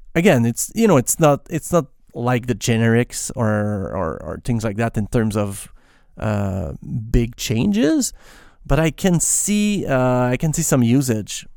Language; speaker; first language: English; non-native, fluent; French